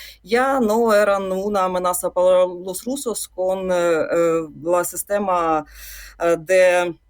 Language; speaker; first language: Spanish; non-native, fluent; Ukrainian